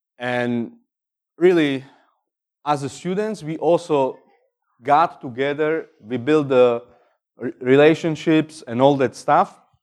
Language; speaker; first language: English; non-native, fluent; Slovak